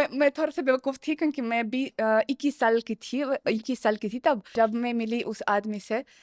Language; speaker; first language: Hindi; non-native, fluent; Russian